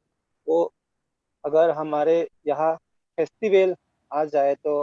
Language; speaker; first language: Hindi; non-native, local second language; Manipuri